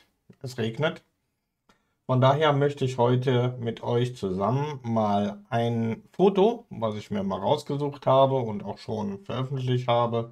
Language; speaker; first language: German; native; German